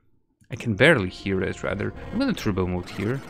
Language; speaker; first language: English; non-native, fluent; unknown